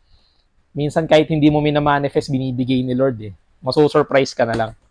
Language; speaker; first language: Filipino; native; Filipino